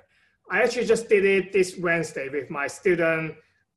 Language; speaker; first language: English; non-native, local second language; Cantonese